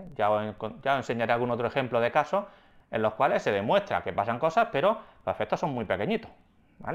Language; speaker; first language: Spanish; native; Spanish